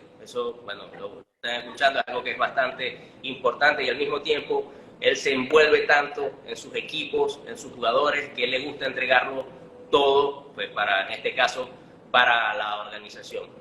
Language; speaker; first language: Spanish; native; Spanish